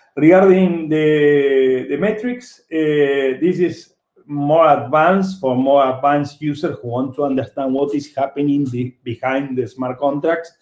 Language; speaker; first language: English; non-native, fluent; Spanish